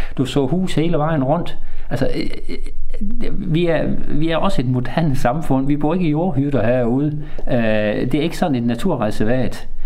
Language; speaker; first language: Danish; native; Danish